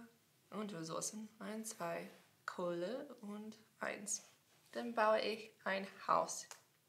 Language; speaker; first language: German; non-native, learner; English